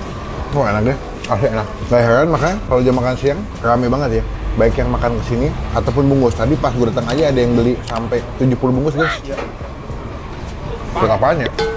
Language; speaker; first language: Indonesian; native; Indonesian